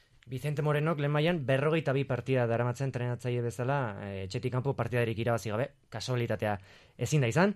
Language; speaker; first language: Basque; native; Basque